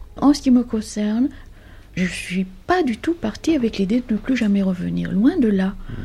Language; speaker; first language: French; non-native, fluent; Greek